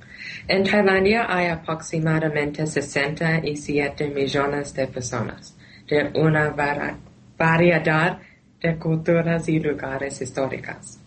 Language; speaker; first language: Spanish; non-native, learner; Thai